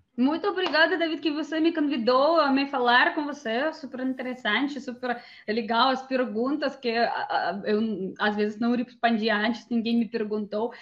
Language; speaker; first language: Portuguese; non-native, learner; Russian